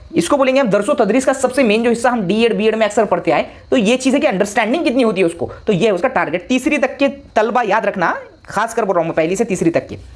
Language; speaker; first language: Hindi; non-native, local second language; Urdu